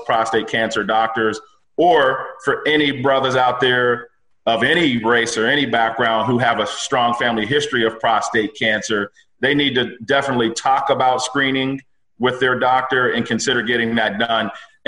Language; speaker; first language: English; native; English